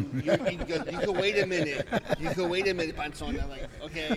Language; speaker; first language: English; native; English